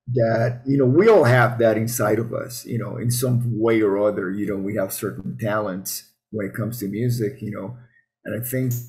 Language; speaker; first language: English; early bilingual, other home language; Spanish